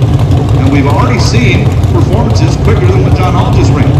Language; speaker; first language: English; native; English